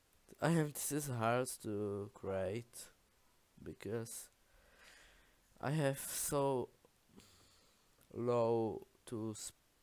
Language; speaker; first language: English; non-native, learner; Czech